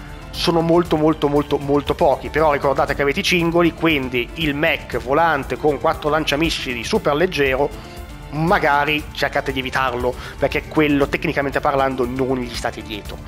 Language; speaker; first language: Italian; native; Italian